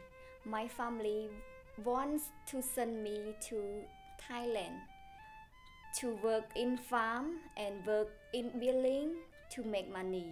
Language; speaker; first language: English; non-native, learner; Khmer